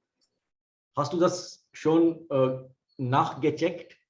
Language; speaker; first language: German; non-native, fluent; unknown